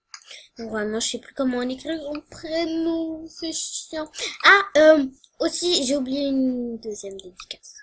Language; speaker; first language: French; native; French